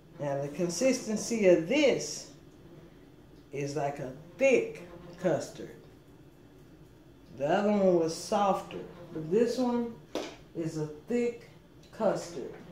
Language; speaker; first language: English; native; English